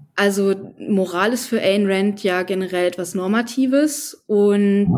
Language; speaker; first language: German; native; German